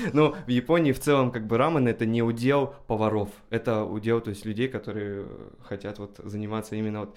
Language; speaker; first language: Russian; native; Russian